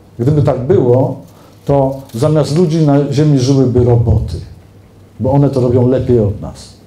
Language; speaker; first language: Polish; native; Polish